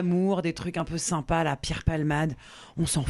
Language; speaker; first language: French; native; French